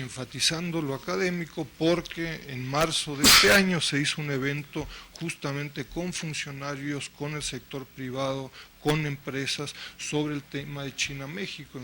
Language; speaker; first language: Spanish; native; Spanish